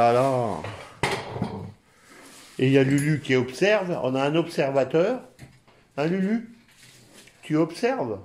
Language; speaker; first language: French; native; French